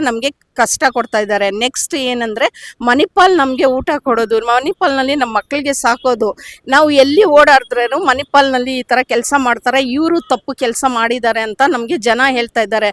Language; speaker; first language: Kannada; non-native, local second language; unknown